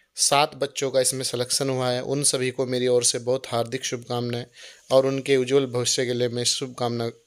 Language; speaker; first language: Hindi; native; Hindi